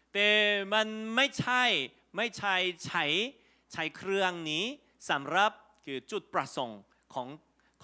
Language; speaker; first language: Thai; non-native, fluent; Korean